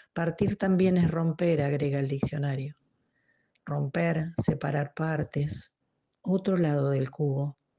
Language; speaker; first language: Spanish; native; Spanish